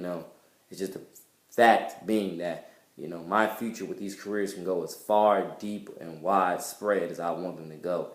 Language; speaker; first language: English; native; English